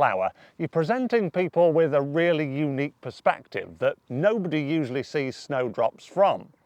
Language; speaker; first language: English; native; English